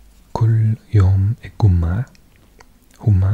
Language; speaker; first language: Arabic; non-native, learner; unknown